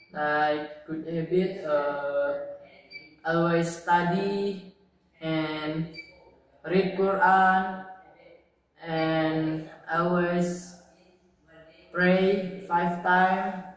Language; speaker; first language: English; non-native, learner; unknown